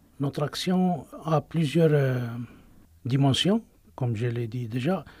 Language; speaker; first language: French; non-native, local second language; Arabic